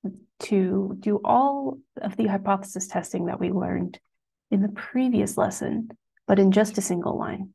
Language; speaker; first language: English; native; English